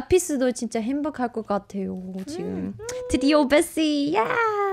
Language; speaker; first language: Korean; non-native, fluent; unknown